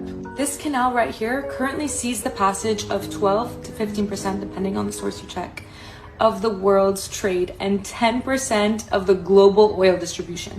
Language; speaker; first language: English; native; English